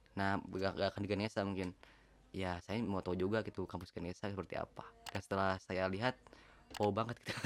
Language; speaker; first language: Indonesian; non-native, local second language; Sundanese